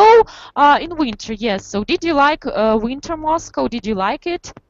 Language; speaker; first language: English; non-native, fluent; Russian